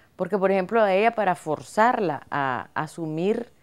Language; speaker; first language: Spanish; native; Spanish